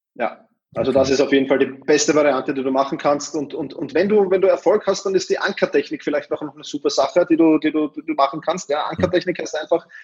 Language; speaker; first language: German; native; German